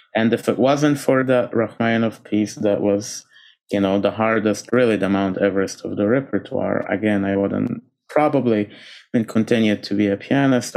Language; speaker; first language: English; non-native, fluent; Arabic